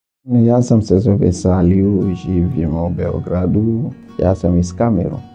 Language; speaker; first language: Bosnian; non-native, learner; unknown